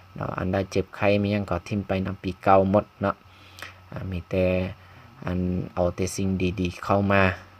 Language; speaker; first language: Lao; non-native, local second language; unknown